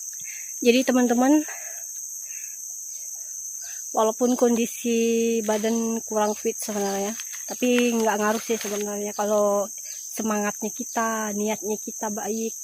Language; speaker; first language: Indonesian; native; Indonesian